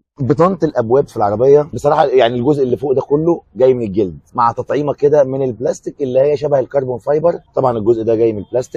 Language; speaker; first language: Arabic; native; Arabic